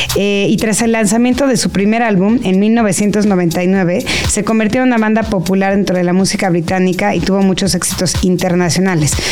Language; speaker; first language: Spanish; native; Spanish